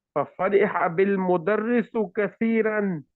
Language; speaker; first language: Arabic; non-native, fluent; Hindi